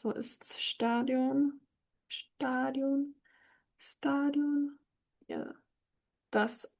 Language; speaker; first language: German; non-native, fluent; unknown